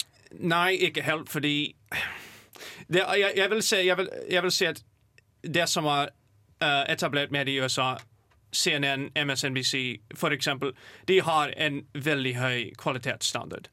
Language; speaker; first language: Norwegian; non-native, fluent; English